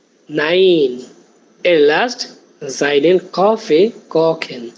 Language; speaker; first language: German; non-native, learner; Bangla